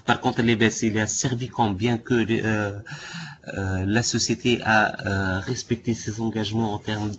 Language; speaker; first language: French; non-native, local second language; Arabic